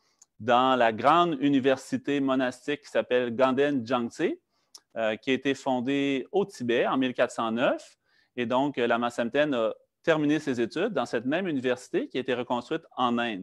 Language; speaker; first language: French; native; French